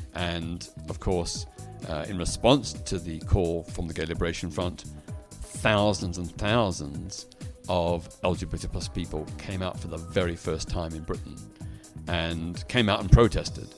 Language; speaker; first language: English; native; English